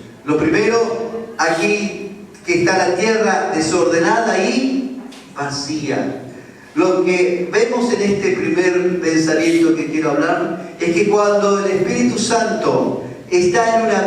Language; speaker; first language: Spanish; native; Spanish